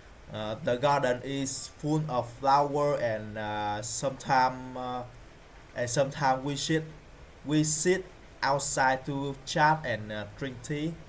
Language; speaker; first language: English; non-native, learner; Vietnamese